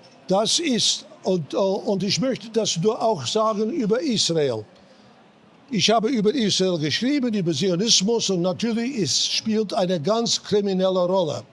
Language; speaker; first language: German; non-native, fluent; English